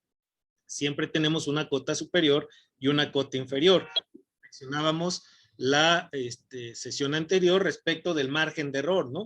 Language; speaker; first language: Spanish; native; Spanish